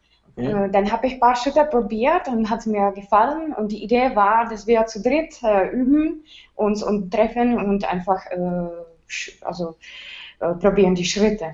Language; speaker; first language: German; non-native, fluent; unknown